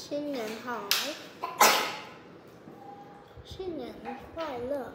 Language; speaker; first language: Chinese; non-native, learner; Thai